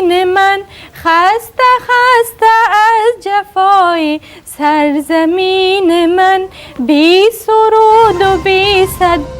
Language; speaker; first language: Hindi; non-native, learner; Persian